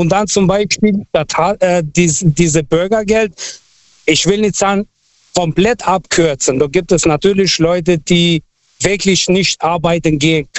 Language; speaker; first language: German; non-native, fluent; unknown